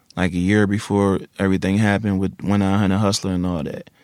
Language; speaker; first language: English; native; English